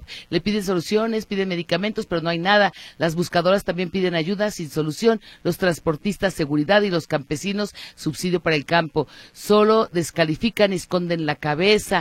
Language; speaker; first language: Spanish; native; Spanish